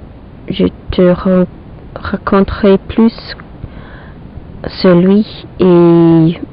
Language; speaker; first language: French; non-native, learner; English